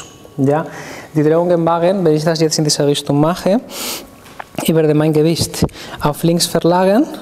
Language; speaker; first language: German; non-native, fluent; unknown